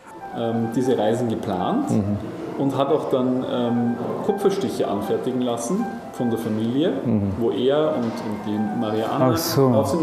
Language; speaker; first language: German; native; German